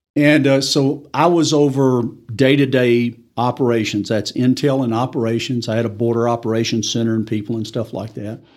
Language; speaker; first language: English; native; English